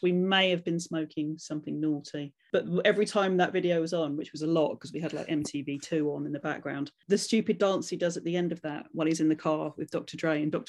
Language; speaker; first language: English; native; English